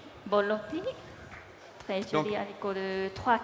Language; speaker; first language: French; non-native, learner; Japanese